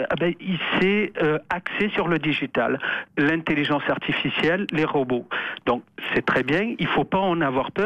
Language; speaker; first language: French; native; French